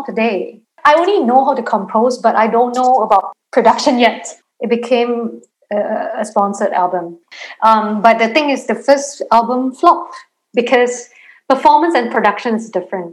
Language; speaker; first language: English; non-native, local second language; Chinese